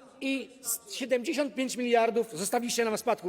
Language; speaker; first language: Polish; native; Polish